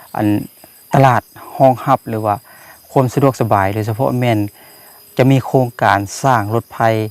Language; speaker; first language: Thai; native; Thai